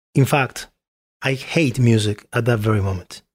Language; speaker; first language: English; non-native, fluent; Spanish